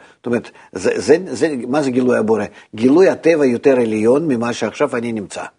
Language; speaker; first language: Hebrew; non-native, fluent; Russian